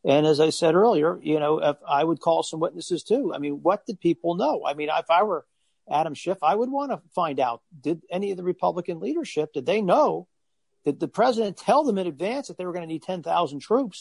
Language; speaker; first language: English; native; English